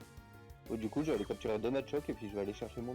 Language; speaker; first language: French; native; French